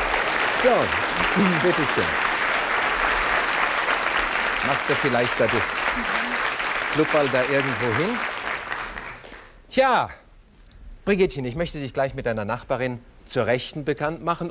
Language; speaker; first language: German; native; German